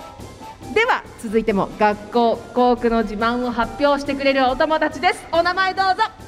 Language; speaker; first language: Japanese; native; Japanese